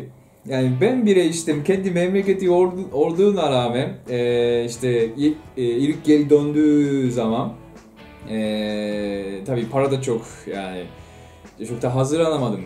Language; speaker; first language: Turkish; non-native, fluent; Japanese